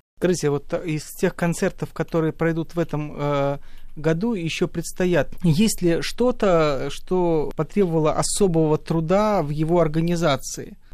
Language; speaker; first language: Russian; native; Russian